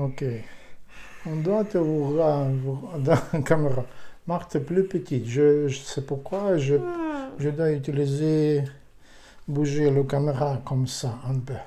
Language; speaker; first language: French; non-native, learner; Ukrainian